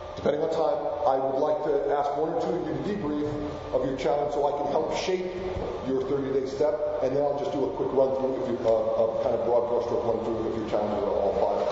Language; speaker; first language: English; non-native, fluent; Spanish